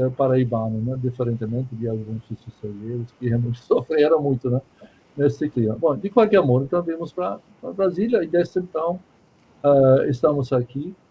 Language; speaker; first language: Portuguese; non-native, fluent; German